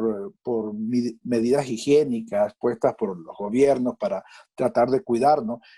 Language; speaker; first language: Spanish; native; Spanish